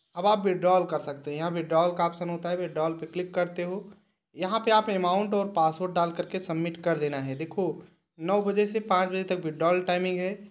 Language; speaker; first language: Hindi; native; Hindi